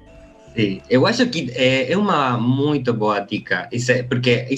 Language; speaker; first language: Portuguese; non-native, learner; Spanish